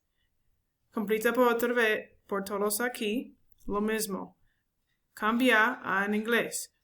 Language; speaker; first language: Spanish; non-native, learner; English